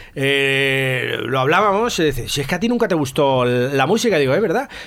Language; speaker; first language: Spanish; native; Spanish